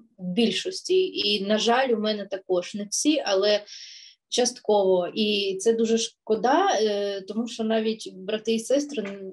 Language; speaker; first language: Ukrainian; native; Ukrainian